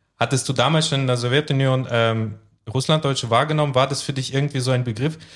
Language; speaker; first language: German; early bilingual, other home language; Russian